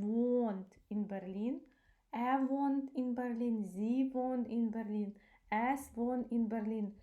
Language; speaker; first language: German; non-native, fluent; Ukrainian